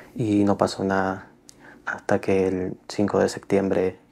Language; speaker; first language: Spanish; native; Spanish